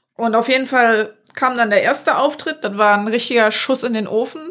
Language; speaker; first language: German; native; German